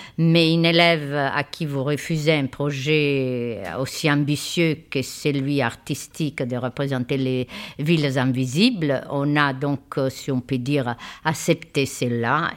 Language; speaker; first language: French; non-native, fluent; Italian